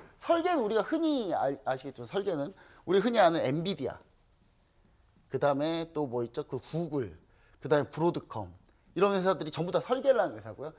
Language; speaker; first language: Korean; native; Korean